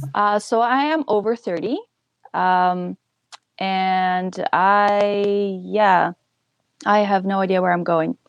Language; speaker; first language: English; early bilingual, other home language; Ukrainian